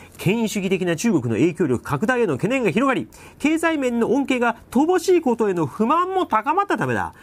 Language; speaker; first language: Japanese; native; Japanese